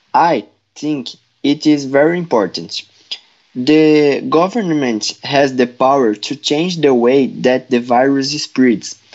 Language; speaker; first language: English; non-native, fluent; Portuguese